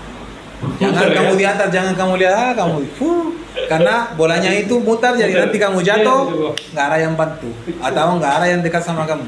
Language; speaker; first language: Indonesian; non-native, fluent; Spanish